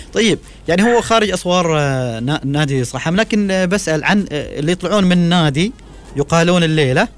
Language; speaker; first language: Arabic; native; Arabic